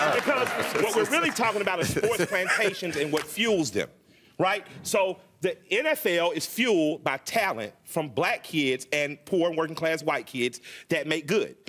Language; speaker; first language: English; native; English